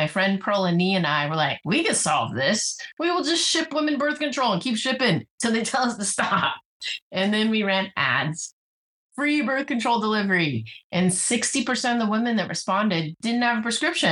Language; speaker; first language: English; native; English